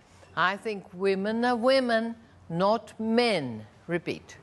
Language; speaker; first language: English; non-native, fluent; Portuguese